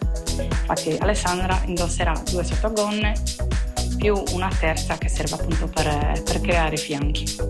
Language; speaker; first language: Italian; native; Italian